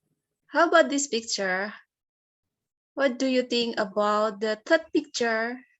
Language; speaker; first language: English; non-native, learner; Indonesian